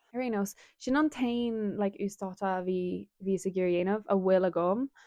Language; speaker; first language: Irish; non-native, local second language; English